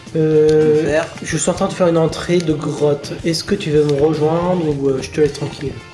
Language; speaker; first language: French; native; French